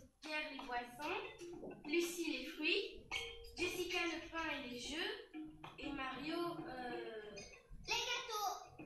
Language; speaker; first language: French; non-native, learner; Arabic